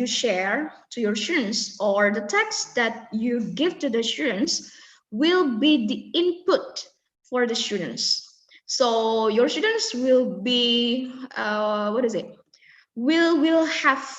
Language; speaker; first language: English; non-native, fluent; Indonesian